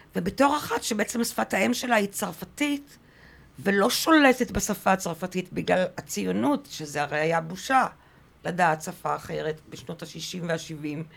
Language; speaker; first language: Hebrew; early bilingual, other home language; French